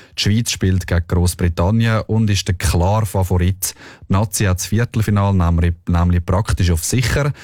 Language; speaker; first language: German; native; German